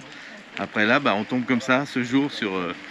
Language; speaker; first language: French; native; French